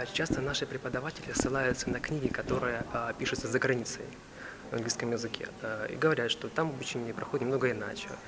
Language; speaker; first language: Russian; native; Russian